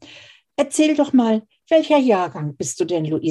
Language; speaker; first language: German; native; German